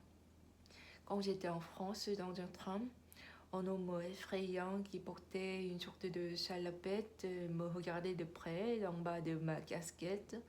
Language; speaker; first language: French; non-native, learner; Korean